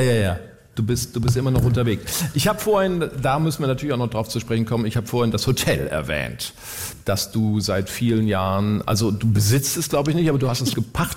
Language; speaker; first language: German; native; German